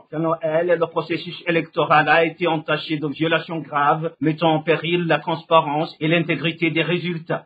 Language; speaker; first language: French; non-native, local second language; Rundi